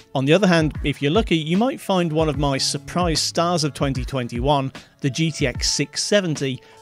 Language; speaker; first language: English; native; English